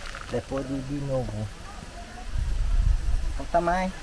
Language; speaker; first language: Portuguese; non-native, learner; Vietnamese